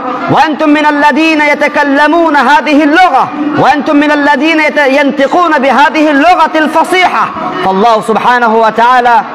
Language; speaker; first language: Arabic; non-native, fluent; Urdu